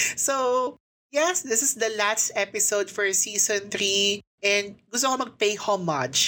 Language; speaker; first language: English; non-native, local second language; Filipino